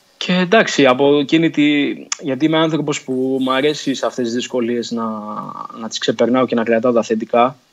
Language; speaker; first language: Greek; early bilingual, other home language; Portuguese